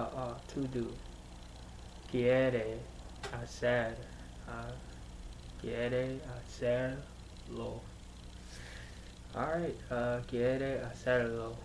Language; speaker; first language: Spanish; non-native, learner; English